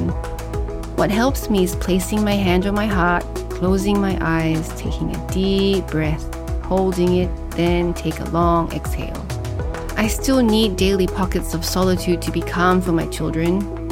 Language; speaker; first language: English; non-native, local second language; Malay